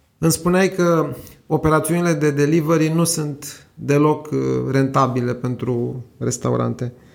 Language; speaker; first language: Romanian; native; Romanian